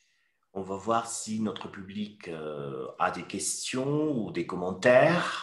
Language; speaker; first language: French; non-native, fluent; Spanish